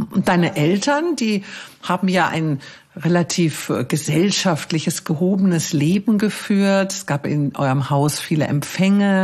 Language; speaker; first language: German; native; German